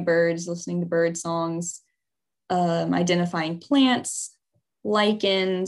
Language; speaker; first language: English; native; English